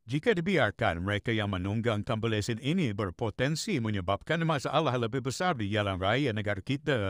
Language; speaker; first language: Malay; native; Malay